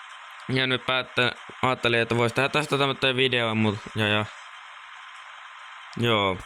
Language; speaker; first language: Finnish; native; Finnish